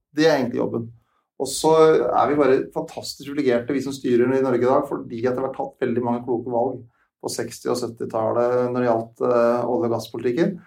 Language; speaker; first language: Norwegian; native; Norwegian